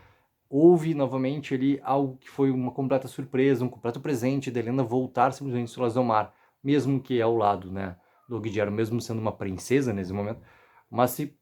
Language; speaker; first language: Portuguese; native; Portuguese